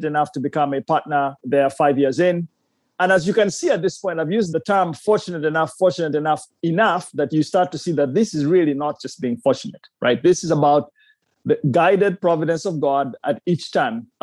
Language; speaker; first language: English; non-native, local second language; Ganda